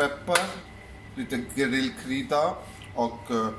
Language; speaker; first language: Swedish; non-native, local second language; Punjabi